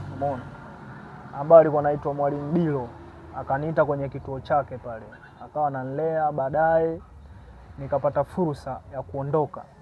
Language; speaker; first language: Swahili; native; Swahili